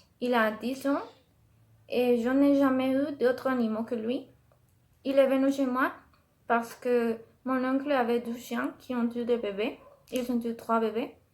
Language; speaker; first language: French; non-native, learner; Spanish